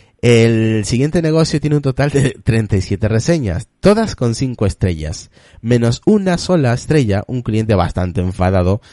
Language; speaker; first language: Spanish; native; Spanish